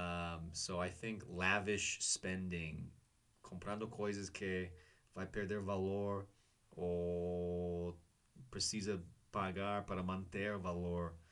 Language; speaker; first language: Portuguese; non-native, learner; English